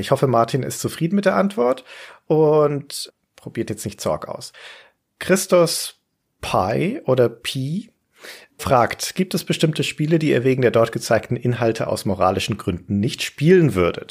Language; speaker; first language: German; native; German